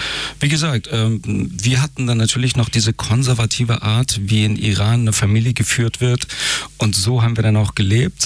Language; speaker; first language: German; early bilingual, other home language; Persian